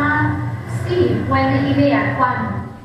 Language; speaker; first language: Spanish; non-native, learner; English